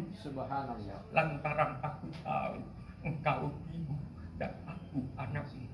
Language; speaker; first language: Indonesian; native; Indonesian